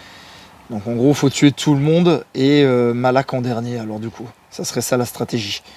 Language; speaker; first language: French; native; French